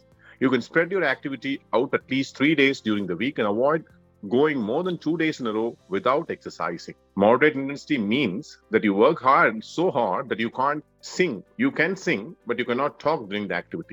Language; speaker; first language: English; non-native, local second language; Tamil